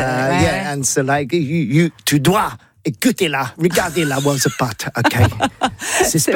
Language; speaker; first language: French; non-native, learner; English